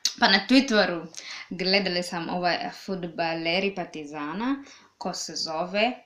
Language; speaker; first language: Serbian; non-native, learner; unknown